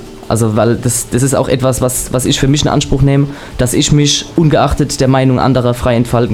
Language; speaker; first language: German; native; German